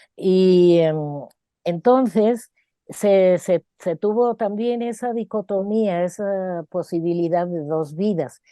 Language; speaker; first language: Spanish; native; Spanish